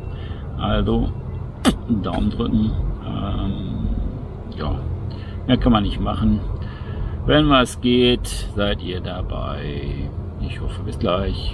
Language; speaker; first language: German; native; German